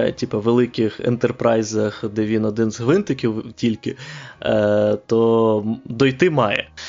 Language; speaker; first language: Ukrainian; non-native, local second language; Russian